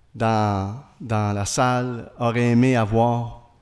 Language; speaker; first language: French; native; French